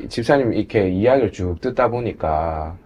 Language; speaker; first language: Korean; native; Korean